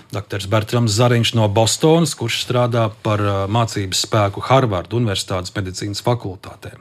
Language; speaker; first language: Latvian; native; Latvian